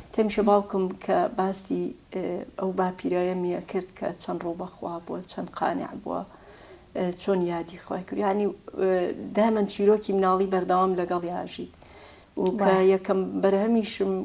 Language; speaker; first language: Central Kurdish; non-native, local second language; Gurani